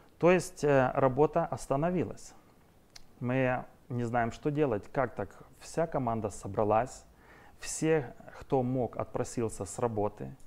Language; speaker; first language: Russian; native; Russian